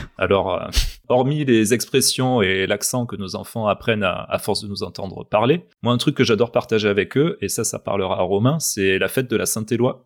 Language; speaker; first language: French; native; French